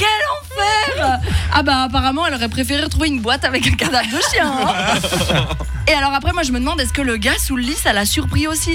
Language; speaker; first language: French; native; French